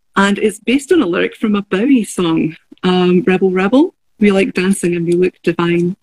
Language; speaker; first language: English; native; English